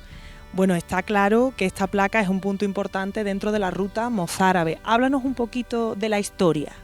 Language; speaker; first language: Spanish; native; Spanish